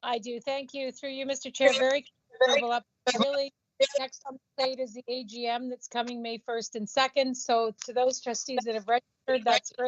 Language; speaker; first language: English; non-native, fluent; Vietnamese